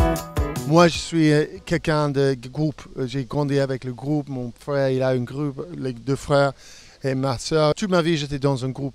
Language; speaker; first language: French; non-native, fluent; English